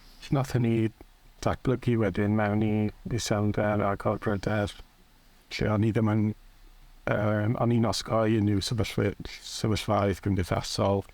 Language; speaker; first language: Welsh; native; Welsh